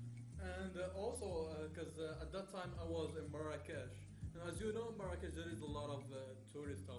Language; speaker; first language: English; non-native, fluent; Arabic